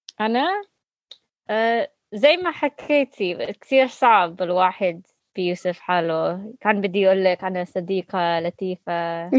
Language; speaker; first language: Arabic; non-native, learner; English